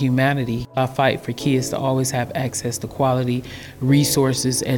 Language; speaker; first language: English; native; English